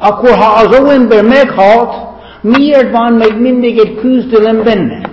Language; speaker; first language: Hungarian; non-native, fluent; English